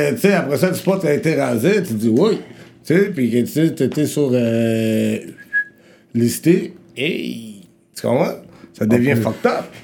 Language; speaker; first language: French; early bilingual, other home language; Rundi